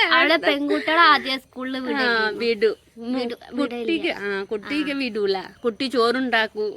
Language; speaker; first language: Malayalam; non-native, local second language; Hindi